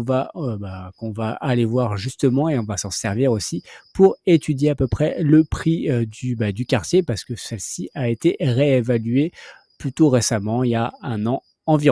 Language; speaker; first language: French; native; French